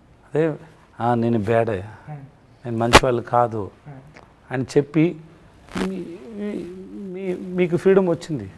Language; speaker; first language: Telugu; non-native, learner; Tamil